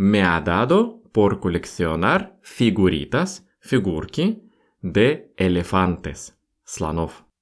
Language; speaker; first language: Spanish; non-native, fluent; Russian